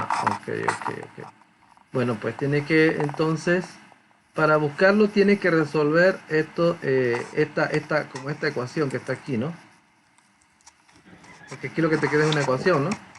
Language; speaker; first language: Spanish; native; Spanish